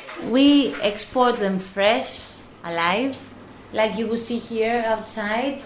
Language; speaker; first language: English; non-native, fluent; Greek